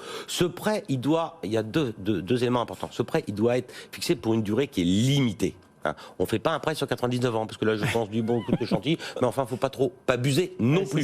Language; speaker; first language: French; native; French